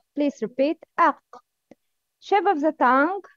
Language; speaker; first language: English; non-native, learner; Arabic